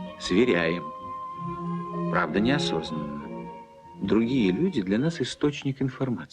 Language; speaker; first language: Russian; native; Russian